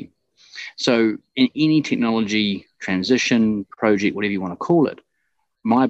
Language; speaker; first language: English; native; English